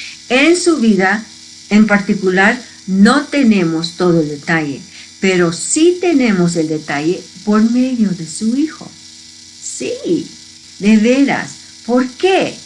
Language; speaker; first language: Spanish; early bilingual, heritage; Spanish